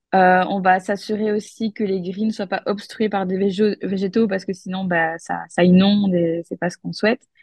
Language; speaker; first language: French; native; French